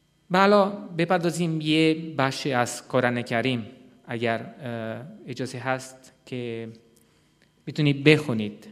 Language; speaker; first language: Persian; non-native, fluent; Italian